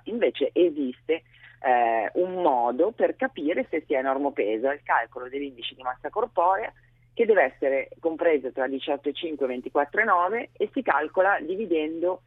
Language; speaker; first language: Italian; native; Italian